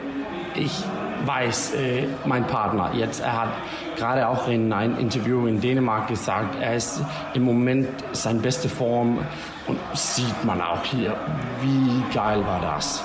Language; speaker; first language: German; non-native, learner; Danish